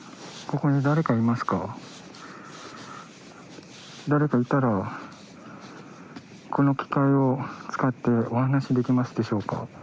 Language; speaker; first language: Japanese; non-native, fluent; Filipino